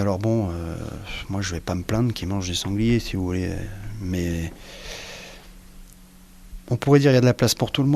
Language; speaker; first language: French; native; French